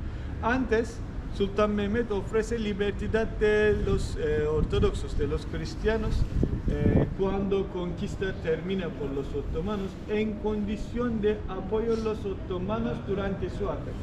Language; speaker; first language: Spanish; non-native, fluent; Turkish